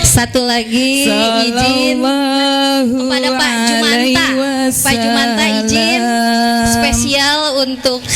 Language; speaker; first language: Indonesian; native; Indonesian